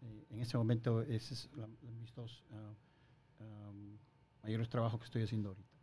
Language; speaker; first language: Spanish; native; Spanish